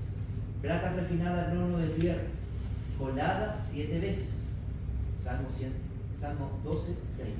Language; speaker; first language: Spanish; native; Spanish